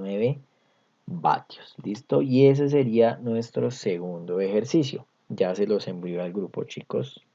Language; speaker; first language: Spanish; native; Spanish